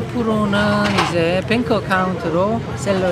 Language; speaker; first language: Korean; native; Korean